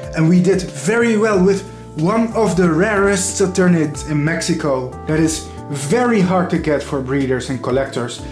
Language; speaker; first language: English; non-native, fluent; Dutch